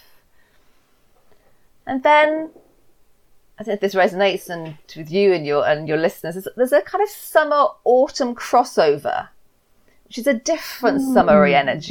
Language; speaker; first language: English; native; English